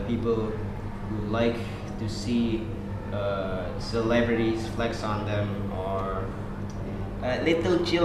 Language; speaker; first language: English; non-native, fluent; Indonesian